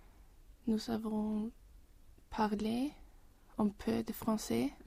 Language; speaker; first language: French; non-native, learner; Swedish